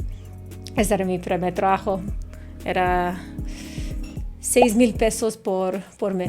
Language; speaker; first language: Spanish; non-native, fluent; English